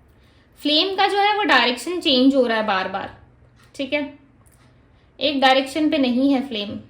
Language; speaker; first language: Hindi; native; Hindi